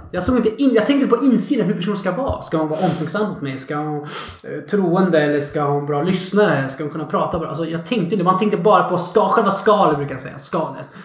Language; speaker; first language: Swedish; early bilingual, other home language; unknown